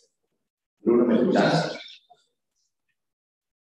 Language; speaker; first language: Spanish; native; Spanish